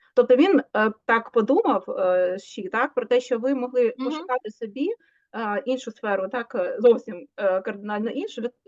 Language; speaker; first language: Ukrainian; native; Ukrainian